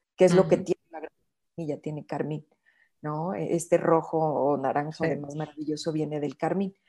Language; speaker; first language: Spanish; native; Spanish